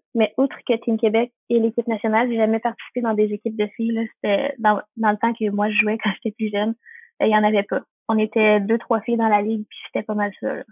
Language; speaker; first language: French; native; French